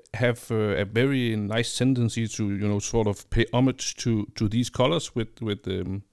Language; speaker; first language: English; non-native, fluent; Danish